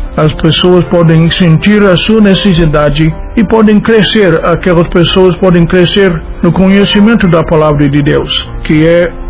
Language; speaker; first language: Portuguese; non-native, fluent; English